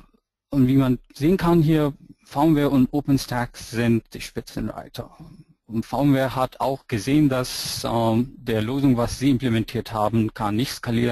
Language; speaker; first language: German; non-native, fluent; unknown